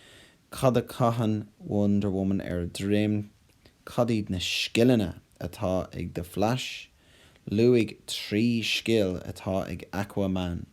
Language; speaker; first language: Irish; non-native, local second language; English